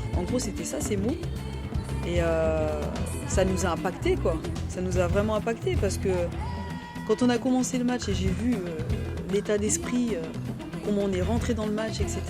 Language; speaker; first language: French; early bilingual, other home language; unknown